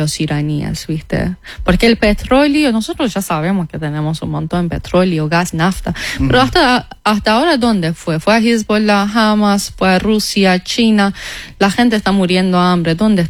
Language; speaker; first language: Spanish; non-native, fluent; Persian